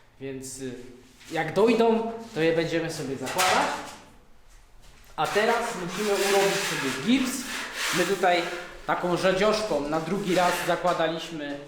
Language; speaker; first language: Polish; native; Polish